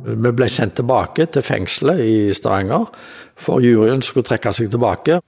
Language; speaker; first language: Norwegian; native; Norwegian